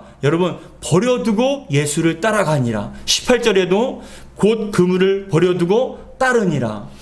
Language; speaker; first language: Korean; native; Korean